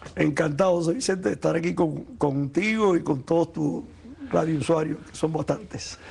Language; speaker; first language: Spanish; native; Spanish